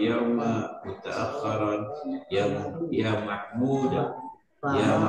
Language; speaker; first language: Arabic; non-native, learner; Indonesian